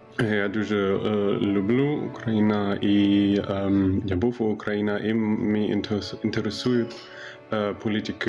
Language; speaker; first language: Ukrainian; non-native, learner; German